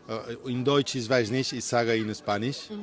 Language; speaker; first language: German; non-native, learner; Spanish